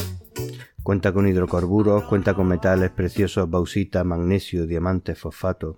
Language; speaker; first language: Spanish; native; Spanish